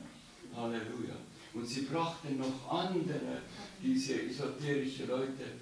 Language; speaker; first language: German; non-native, learner; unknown